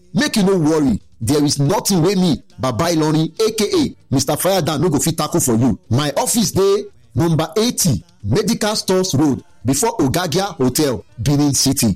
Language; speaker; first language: Nigerian Pidgin; non-native, local second language; Yoruba